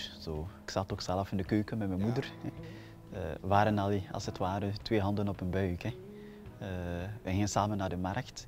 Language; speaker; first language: Dutch; non-native, fluent; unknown